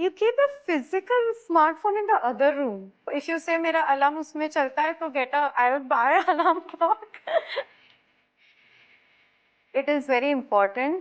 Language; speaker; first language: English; non-native, local second language; Hindi